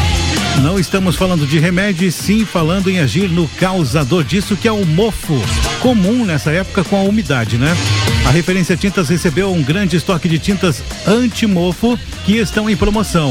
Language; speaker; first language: Portuguese; native; Portuguese